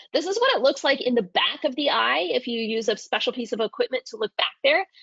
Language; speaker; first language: English; native; English